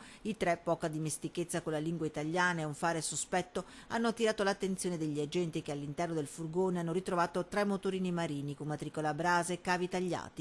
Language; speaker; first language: Italian; native; Italian